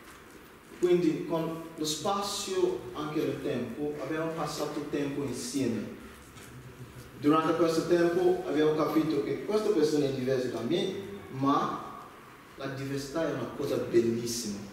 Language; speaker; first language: Italian; non-native, learner; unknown